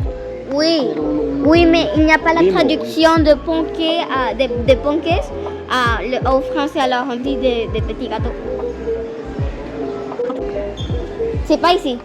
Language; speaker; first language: French; non-native, fluent; Spanish